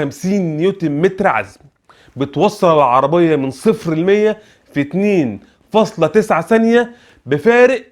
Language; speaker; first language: Arabic; native; Arabic